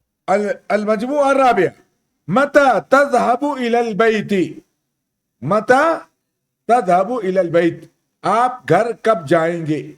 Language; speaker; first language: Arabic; non-native, fluent; Urdu